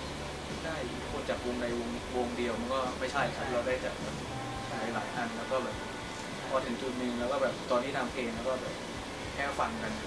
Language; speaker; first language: Thai; native; Thai